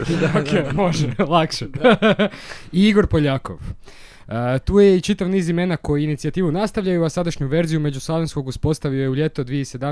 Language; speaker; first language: Croatian; native; Croatian